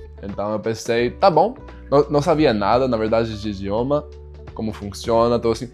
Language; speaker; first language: Portuguese; non-native, learner; English